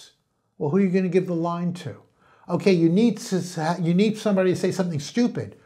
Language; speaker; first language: English; native; English